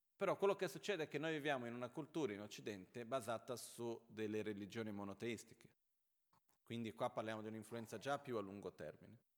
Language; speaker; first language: Italian; non-native, fluent; Portuguese